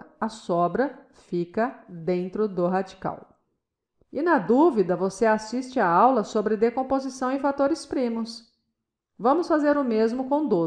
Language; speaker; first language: Portuguese; native; Portuguese